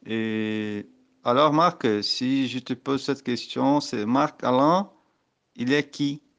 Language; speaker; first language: French; non-native, learner; Portuguese